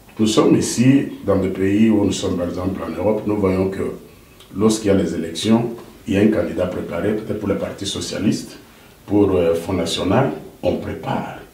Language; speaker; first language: French; non-native, local second language; Lingala